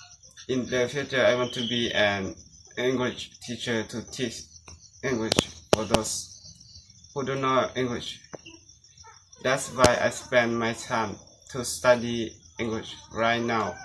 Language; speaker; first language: English; non-native, learner; Lao